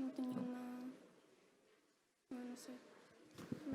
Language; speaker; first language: Portuguese; non-native, fluent; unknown